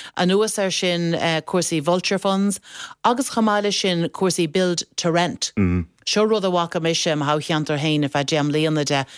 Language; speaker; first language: Irish; non-native, local second language; English